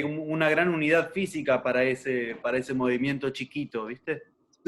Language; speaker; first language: Spanish; native; Spanish